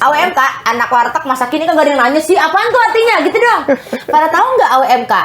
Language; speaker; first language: Indonesian; native; Indonesian